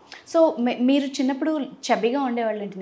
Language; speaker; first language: Telugu; native; Telugu